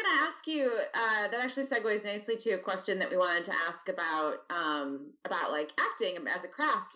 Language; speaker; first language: English; native; English